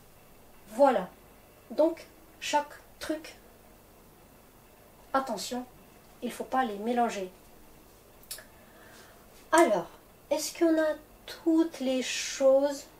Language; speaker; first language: French; non-native, fluent; Russian